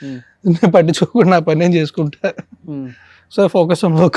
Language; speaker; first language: Telugu; native; Telugu